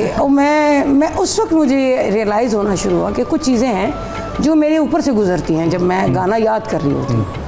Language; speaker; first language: Urdu; non-native, local second language; Punjabi